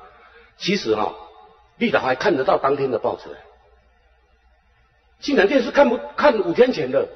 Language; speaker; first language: Chinese; native; Chinese